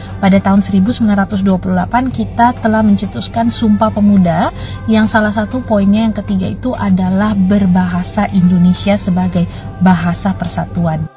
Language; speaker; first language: Indonesian; native; Indonesian